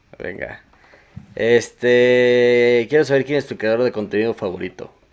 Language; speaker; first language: Spanish; native; Spanish